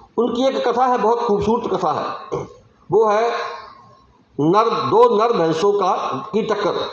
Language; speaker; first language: Hindi; non-native, local second language; Punjabi